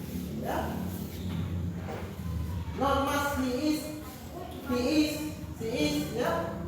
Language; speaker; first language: English; non-native, learner; Indonesian